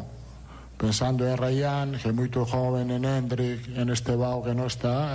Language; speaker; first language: Portuguese; non-native, learner; Italian